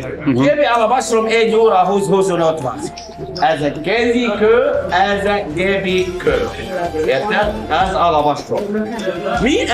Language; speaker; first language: Hungarian; non-native, learner; Arabic